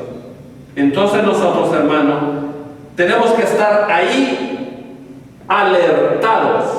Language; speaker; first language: Spanish; native; Spanish